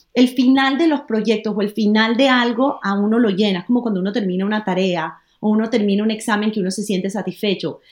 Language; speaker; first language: Spanish; native; Spanish